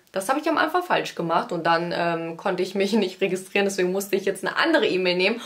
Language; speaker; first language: German; early bilingual, other home language; Vietnamese